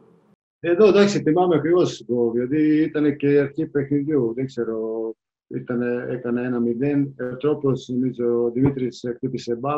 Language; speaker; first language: Greek; non-native, fluent; Serbian